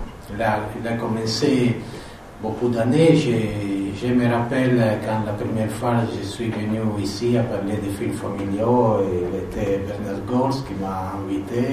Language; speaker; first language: French; non-native, fluent; Italian